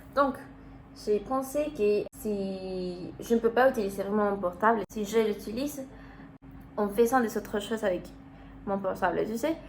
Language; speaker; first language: French; non-native, learner; Spanish